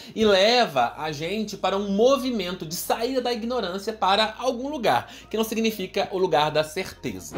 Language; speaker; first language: Portuguese; native; Portuguese